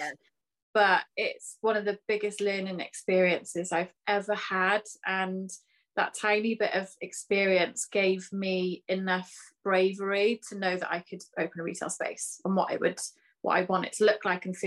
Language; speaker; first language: English; native; English